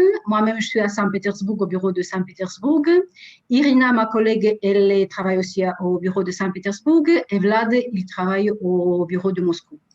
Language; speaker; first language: French; non-native, fluent; Russian